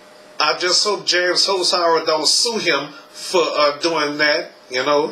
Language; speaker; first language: English; native; English